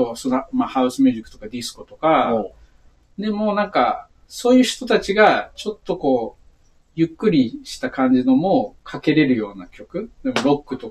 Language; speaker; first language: Japanese; native; Japanese